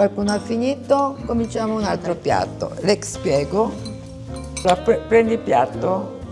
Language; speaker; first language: Italian; non-native, fluent; Korean